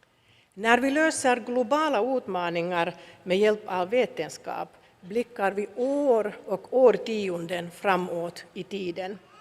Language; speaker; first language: Swedish; non-native, local second language; Finnish